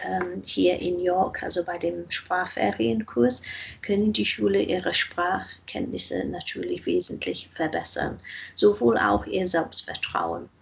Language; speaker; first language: German; non-native, fluent; English